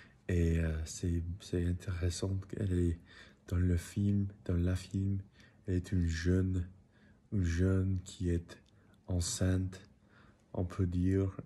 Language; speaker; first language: French; non-native, learner; English